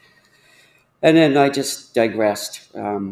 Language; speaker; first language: English; native; English